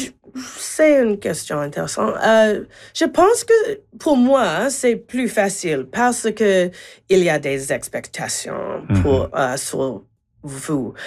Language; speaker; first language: French; non-native, learner; English